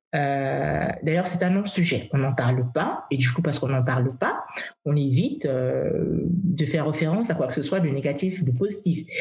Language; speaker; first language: French; early bilingual, heritage; English